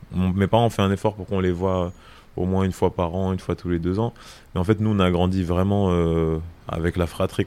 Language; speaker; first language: French; native; French